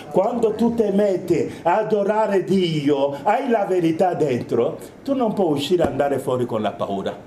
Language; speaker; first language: Italian; non-native, fluent; Romanian